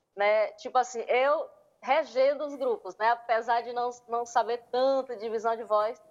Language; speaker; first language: Portuguese; native; Portuguese